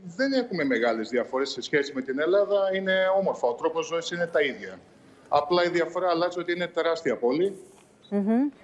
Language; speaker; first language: Greek; native; Greek